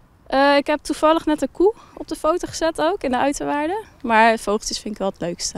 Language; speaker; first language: Dutch; native; Dutch